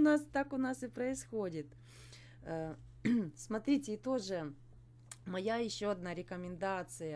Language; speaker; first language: Russian; native; Russian